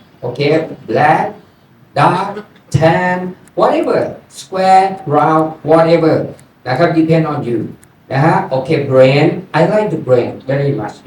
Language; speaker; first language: English; non-native, learner; Thai